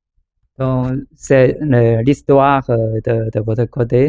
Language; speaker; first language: French; non-native, learner; Chinese